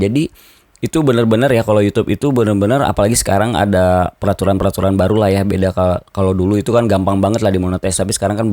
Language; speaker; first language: Indonesian; native; Indonesian